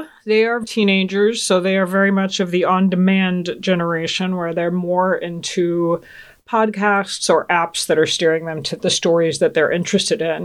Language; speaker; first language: English; native; English